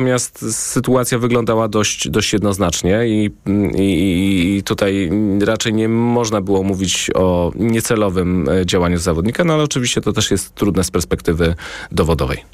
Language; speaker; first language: Polish; native; Polish